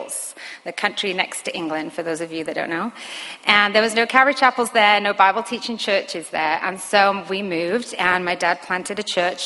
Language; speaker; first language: English; native; English